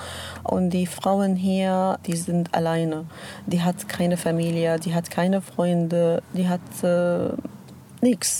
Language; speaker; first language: German; non-native, learner; Arabic